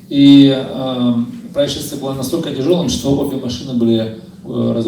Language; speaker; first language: Russian; native; Russian